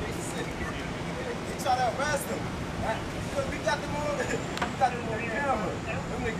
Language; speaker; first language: English; native; English